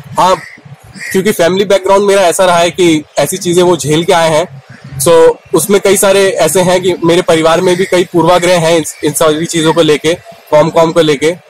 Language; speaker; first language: Hindi; non-native, local second language; Bangla